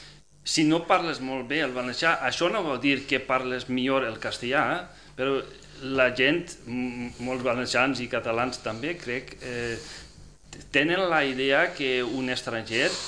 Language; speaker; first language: Catalan; non-native, fluent; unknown